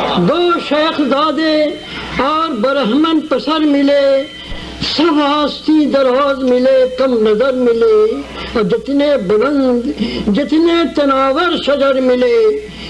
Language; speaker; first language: Urdu; native; Urdu